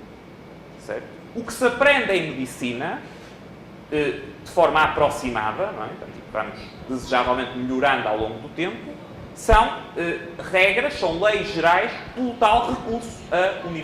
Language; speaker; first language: Portuguese; native; Portuguese